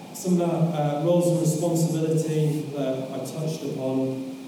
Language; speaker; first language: English; native; English